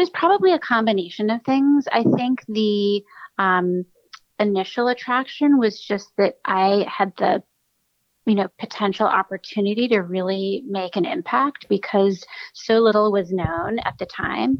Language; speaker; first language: English; native; English